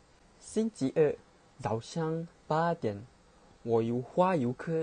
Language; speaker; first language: Chinese; non-native, learner; Malay